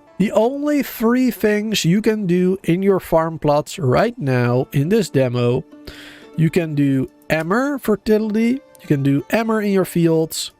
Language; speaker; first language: English; native; English